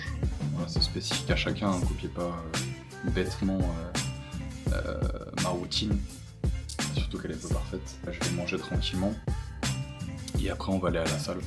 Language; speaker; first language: French; native; French